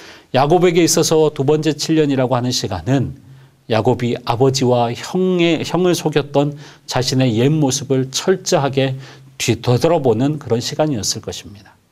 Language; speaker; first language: Korean; native; Korean